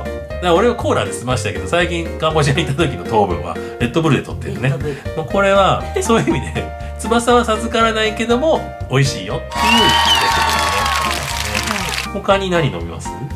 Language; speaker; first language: Japanese; native; Japanese